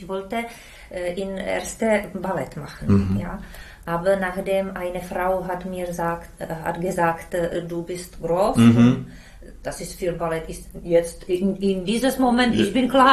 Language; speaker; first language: German; non-native, learner; Czech